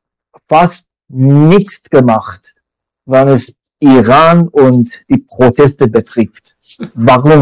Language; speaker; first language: German; non-native, learner; Persian